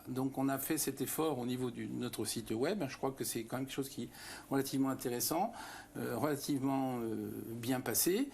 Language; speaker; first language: French; native; French